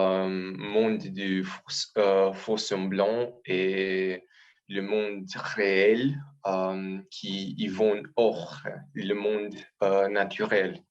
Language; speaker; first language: French; non-native, learner; Romanian